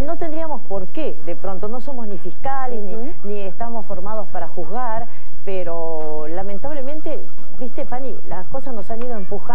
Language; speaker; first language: Spanish; native; Spanish